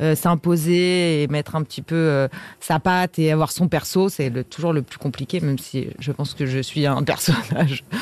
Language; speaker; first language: French; native; French